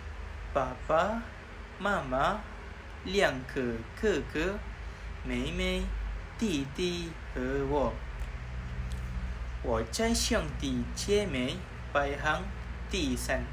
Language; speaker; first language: Chinese; non-native, learner; Malay